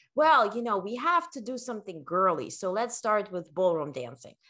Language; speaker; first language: English; non-native, fluent; Ukrainian